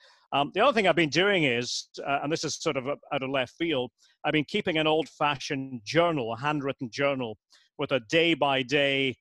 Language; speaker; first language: English; native; English